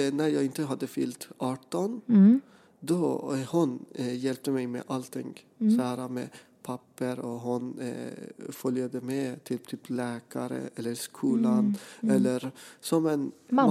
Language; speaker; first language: Swedish; non-native, fluent; Persian